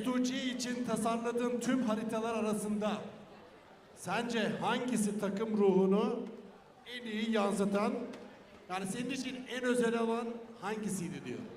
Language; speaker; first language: Turkish; native; Turkish